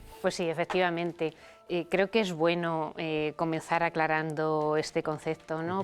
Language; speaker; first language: Spanish; native; Spanish